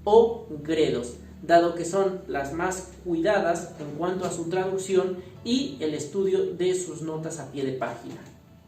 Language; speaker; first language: Spanish; native; Spanish